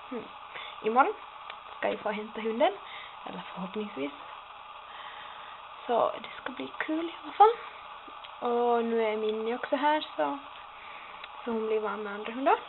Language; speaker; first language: Swedish; non-native, local second language; Finnish